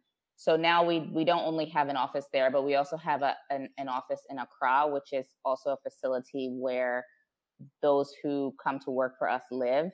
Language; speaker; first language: English; native; English